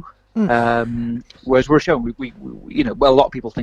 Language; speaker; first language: English; native; English